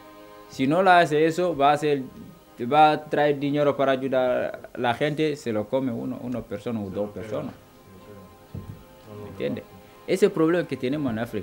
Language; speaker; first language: Spanish; non-native, local second language; Wolof